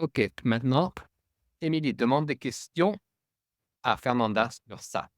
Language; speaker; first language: French; non-native, fluent; English